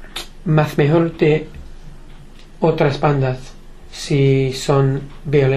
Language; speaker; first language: Spanish; non-native, learner; English